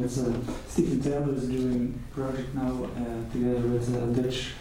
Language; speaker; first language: English; non-native, fluent; Dutch